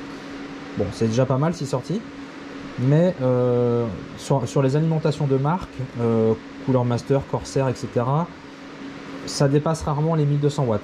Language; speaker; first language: French; native; French